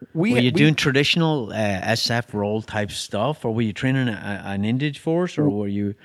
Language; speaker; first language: English; native; English